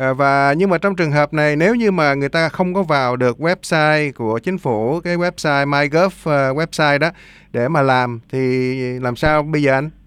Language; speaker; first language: Vietnamese; native; Vietnamese